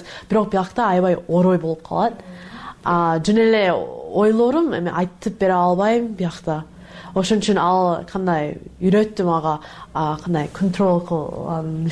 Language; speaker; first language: Kyrgyz; non-native, learner; English